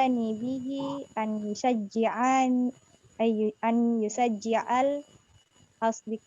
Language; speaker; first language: Arabic; non-native, learner; Indonesian